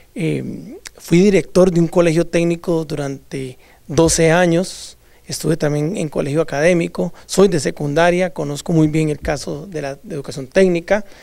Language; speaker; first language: Spanish; native; Spanish